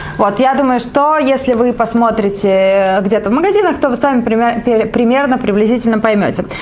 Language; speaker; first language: Russian; native; Russian